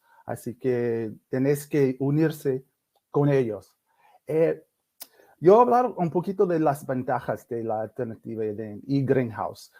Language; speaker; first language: Spanish; non-native, fluent; English